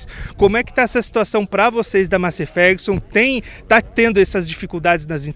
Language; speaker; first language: Portuguese; native; Portuguese